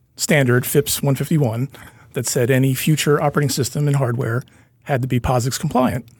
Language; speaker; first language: English; native; English